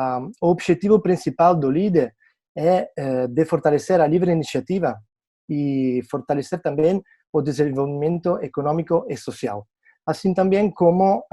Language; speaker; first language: Portuguese; non-native, fluent; Italian